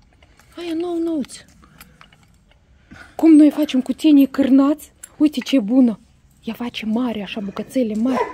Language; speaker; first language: Romanian; non-native, learner; Russian